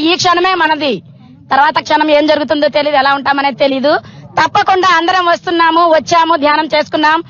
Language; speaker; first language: Telugu; native; Telugu